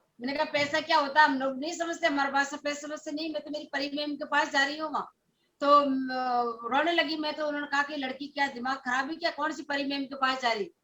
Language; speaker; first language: Hindi; non-native, local second language; Rajasthani